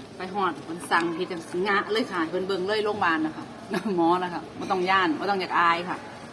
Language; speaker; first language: Thai; native; Thai